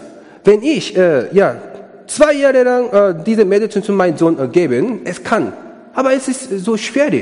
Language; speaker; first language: German; non-native, learner; Korean